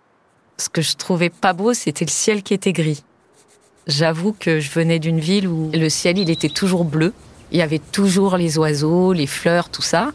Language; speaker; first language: French; early bilingual, heritage; French